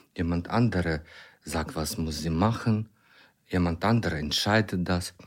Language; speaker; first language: German; non-native, fluent; Ukrainian